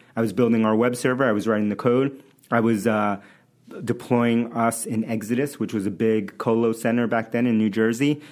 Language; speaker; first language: English; early bilingual, other home language; Spanish